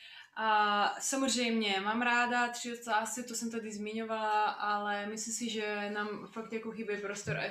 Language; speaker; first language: Czech; non-native, fluent; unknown